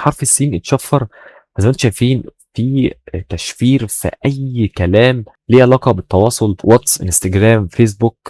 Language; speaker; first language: Arabic; native; Arabic